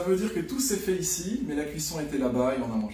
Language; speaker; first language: French; native; French